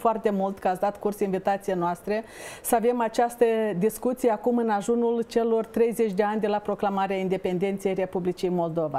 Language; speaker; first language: Romanian; native; Romanian